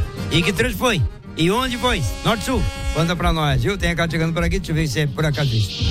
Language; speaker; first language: Portuguese; native; Portuguese